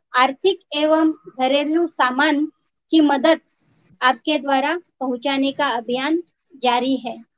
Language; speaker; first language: Hindi; non-native, local second language; Marathi